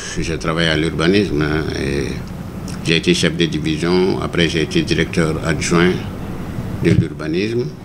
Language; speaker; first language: French; non-native, local second language; Bambara